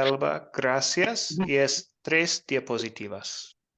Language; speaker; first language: Spanish; non-native, fluent; English